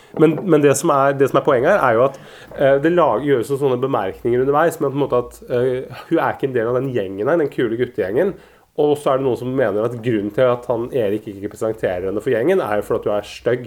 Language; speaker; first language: Norwegian; native; Norwegian